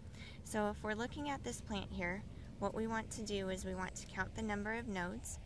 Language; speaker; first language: English; native; English